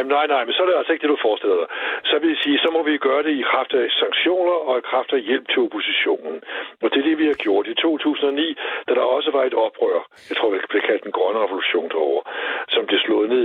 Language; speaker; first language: Danish; native; Danish